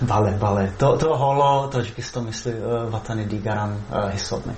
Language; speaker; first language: Persian; non-native, fluent; Czech